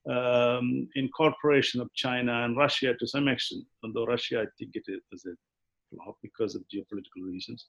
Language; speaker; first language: English; non-native, local second language; Malayalam